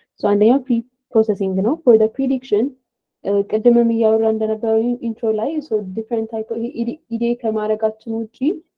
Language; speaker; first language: English; non-native, fluent; Amharic